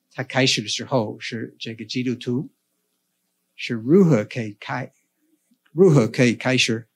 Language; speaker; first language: Chinese; non-native, fluent; English